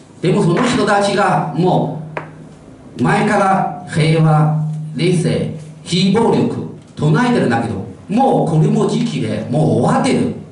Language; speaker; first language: Japanese; non-native, fluent; Chinese